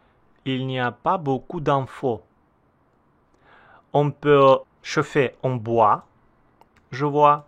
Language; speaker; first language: French; non-native, learner; Russian